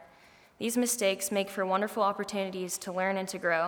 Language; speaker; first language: English; native; English